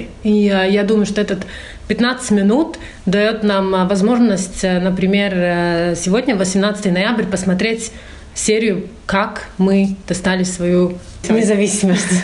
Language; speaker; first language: Russian; non-native, fluent; Latvian